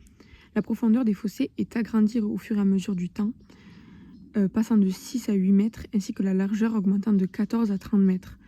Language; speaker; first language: French; native; French